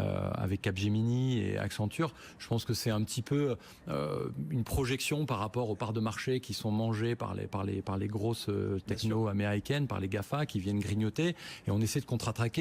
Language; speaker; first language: French; native; French